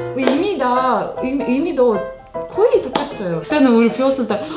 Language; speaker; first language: Korean; non-native, fluent; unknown